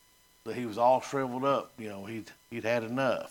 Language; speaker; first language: English; native; English